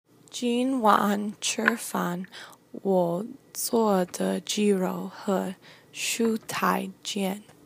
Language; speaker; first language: Chinese; non-native, learner; English